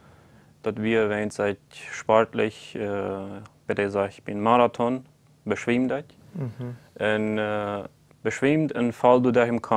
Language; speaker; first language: German; non-native, local second language; Plautdietsch